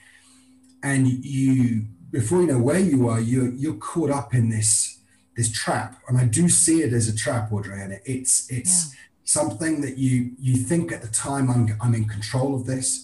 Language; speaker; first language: English; native; English